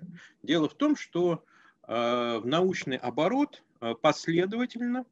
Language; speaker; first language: Russian; native; Russian